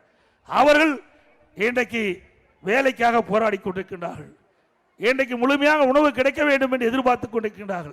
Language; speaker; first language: Tamil; native; Tamil